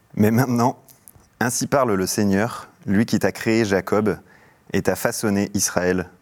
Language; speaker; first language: French; native; French